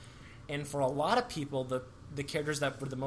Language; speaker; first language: English; native; English